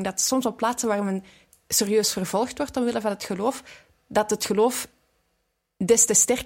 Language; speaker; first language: Dutch; native; Dutch